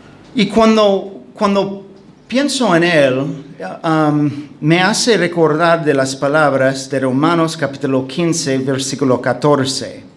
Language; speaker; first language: Spanish; non-native, fluent; English